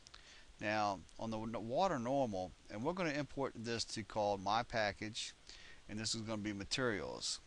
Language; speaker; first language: English; native; English